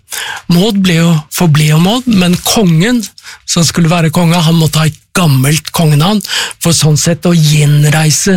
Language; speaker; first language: Norwegian; native; Norwegian